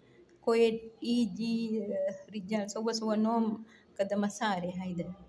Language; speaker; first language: Arabic; non-native, learner; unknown